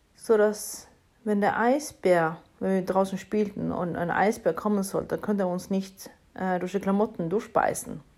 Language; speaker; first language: German; non-native, fluent; Norwegian